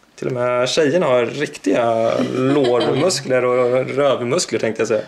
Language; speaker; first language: Swedish; native; Swedish